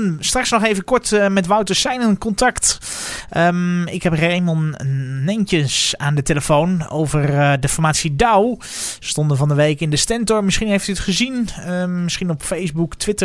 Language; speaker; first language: Dutch; native; Dutch